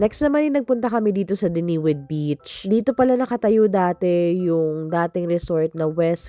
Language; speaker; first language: Filipino; native; Filipino